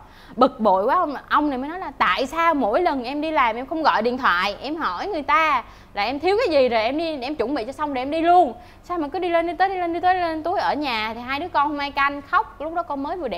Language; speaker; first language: Vietnamese; native; Vietnamese